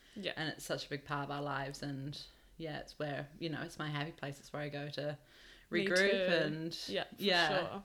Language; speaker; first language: English; native; English